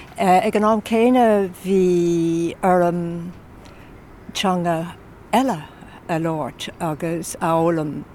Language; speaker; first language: Irish; native; Irish